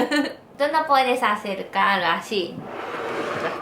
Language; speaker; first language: Spanish; non-native, learner; Japanese